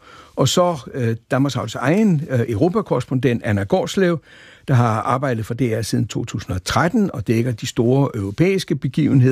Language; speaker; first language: Danish; native; Danish